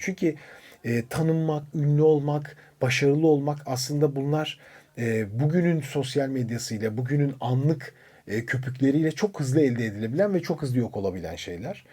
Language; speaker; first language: Turkish; native; Turkish